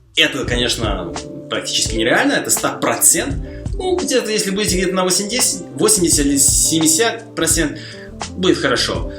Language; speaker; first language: Russian; non-native, fluent; Slovak